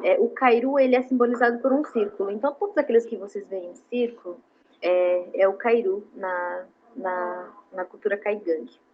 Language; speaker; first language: Portuguese; non-native, local second language; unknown